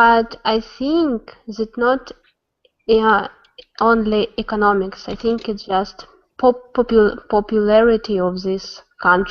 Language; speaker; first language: English; non-native, learner; Russian